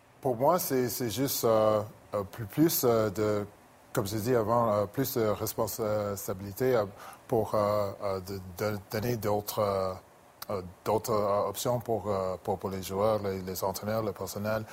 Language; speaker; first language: French; non-native, local second language; English